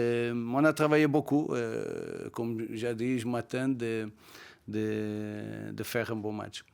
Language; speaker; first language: French; non-native, learner; Portuguese